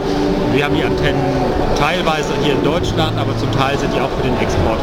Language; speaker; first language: German; native; German